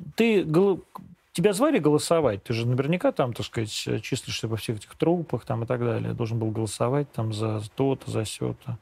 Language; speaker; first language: Russian; native; Russian